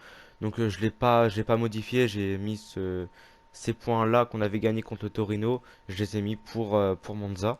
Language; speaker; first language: French; native; French